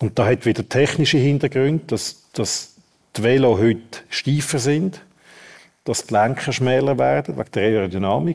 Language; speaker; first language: German; native; German